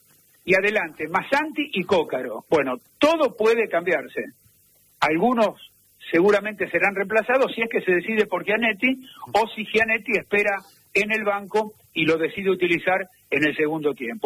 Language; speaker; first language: Spanish; native; Spanish